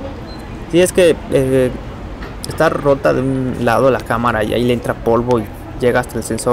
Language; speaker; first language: Spanish; native; Spanish